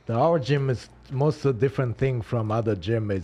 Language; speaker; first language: English; non-native, learner; Japanese